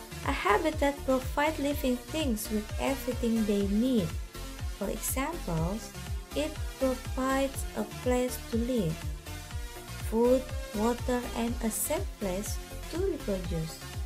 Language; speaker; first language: English; non-native, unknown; Indonesian